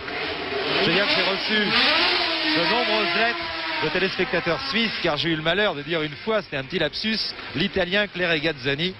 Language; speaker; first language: French; native; French